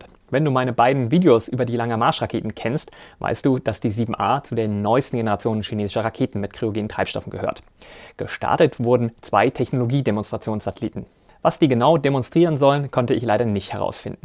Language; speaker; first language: German; native; German